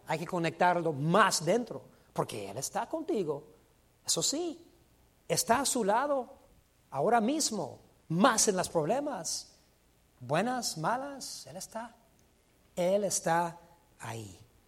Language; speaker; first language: Spanish; non-native, fluent; English